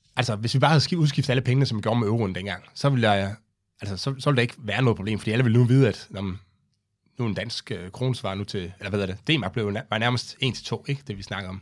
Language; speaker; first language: Danish; native; Danish